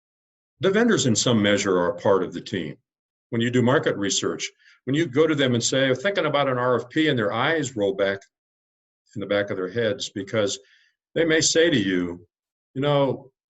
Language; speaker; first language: English; native; English